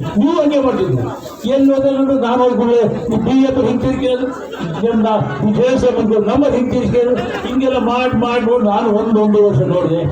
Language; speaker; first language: Kannada; native; Kannada